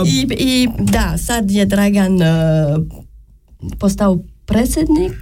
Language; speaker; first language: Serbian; non-native, learner; French